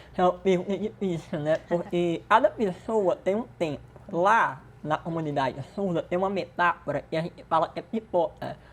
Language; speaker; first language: Portuguese; non-native, local second language; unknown